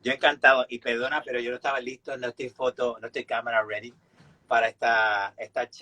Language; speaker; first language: Spanish; native; Spanish